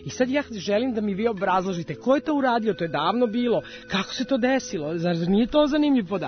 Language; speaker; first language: Serbian; native; Serbian